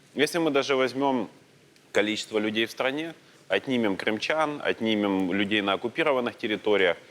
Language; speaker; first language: Russian; native; Russian